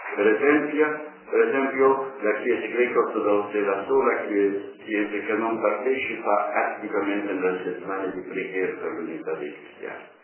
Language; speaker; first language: Italian; non-native, fluent; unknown